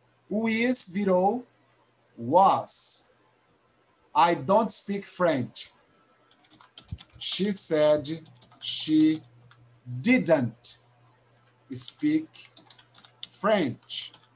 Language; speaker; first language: English; non-native, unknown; Portuguese